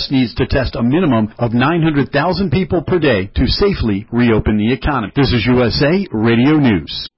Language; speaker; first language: English; native; English